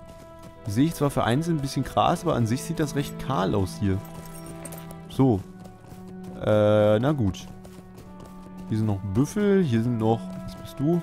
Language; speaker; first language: German; native; German